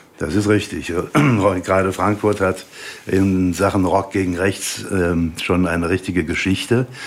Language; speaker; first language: German; native; German